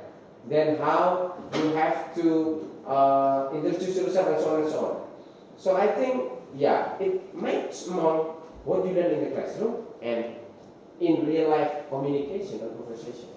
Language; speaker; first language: English; non-native, fluent; Indonesian